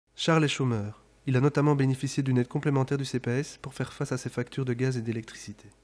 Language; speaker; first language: French; native; French